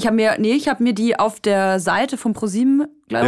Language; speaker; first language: German; native; German